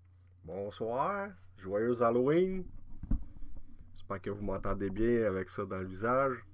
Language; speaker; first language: French; native; French